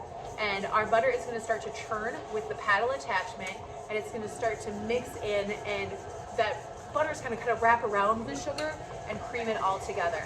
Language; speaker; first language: English; native; English